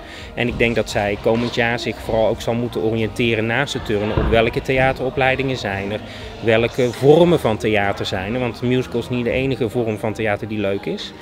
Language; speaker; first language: Dutch; native; Dutch